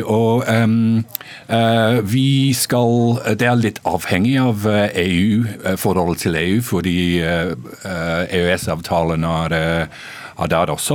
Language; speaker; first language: Norwegian; non-native, fluent; English